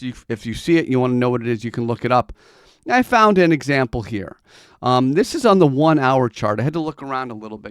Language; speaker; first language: English; native; English